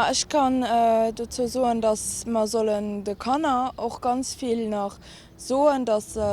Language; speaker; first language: German; non-native, local second language; Luxembourgish